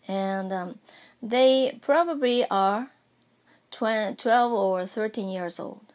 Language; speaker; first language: English; non-native, fluent; Japanese